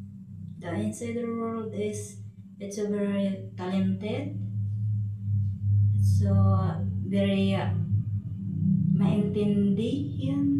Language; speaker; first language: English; non-native, local second language; Filipino